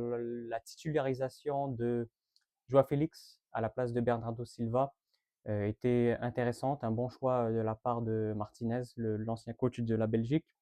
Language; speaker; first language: French; native; French